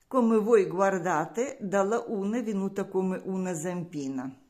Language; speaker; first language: Italian; non-native, learner; Russian